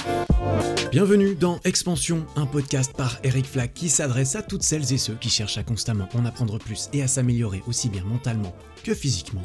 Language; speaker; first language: French; native; French